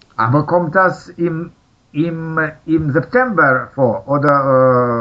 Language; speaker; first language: German; non-native, learner; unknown